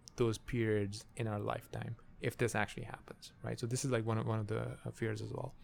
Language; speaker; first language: English; non-native, local second language; Urdu